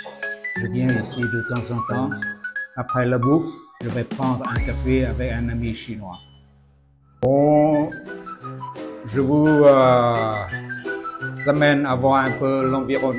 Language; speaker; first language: French; non-native, fluent; Vietnamese